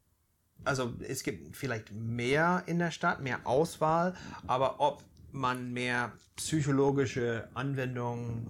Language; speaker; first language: German; non-native, fluent; English